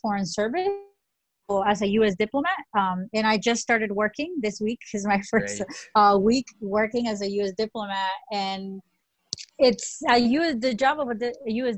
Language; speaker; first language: English; early bilingual, other home language; Spanish